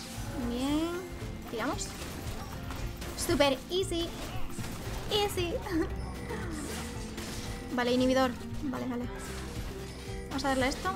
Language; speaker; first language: Spanish; native; Spanish